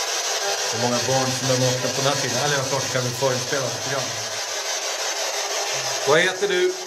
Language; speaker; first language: Swedish; native; Swedish